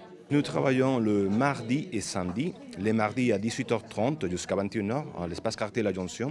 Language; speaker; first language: French; non-native, fluent; Spanish